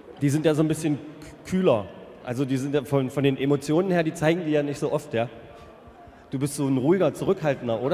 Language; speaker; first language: German; native; German